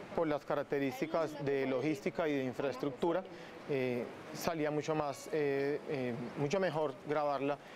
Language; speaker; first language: Spanish; non-native, local second language; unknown